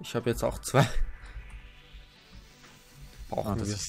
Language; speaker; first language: German; native; German